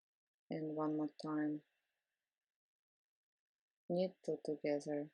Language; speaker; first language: English; non-native, fluent; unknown